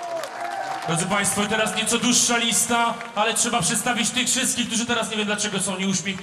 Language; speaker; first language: Polish; native; Polish